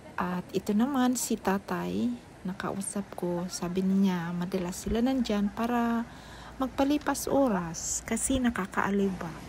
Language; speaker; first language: Filipino; native; Filipino